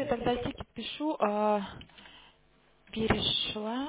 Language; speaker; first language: Russian; native; Russian